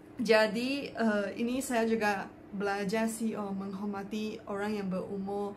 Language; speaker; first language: Indonesian; non-native, fluent; Chinese